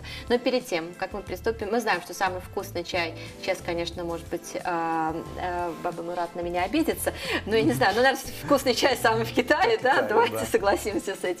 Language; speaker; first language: Russian; native; Russian